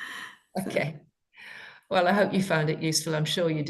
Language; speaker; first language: English; native; English